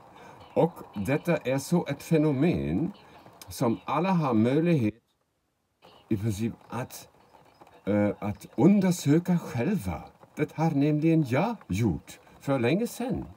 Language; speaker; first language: Swedish; non-native, fluent; German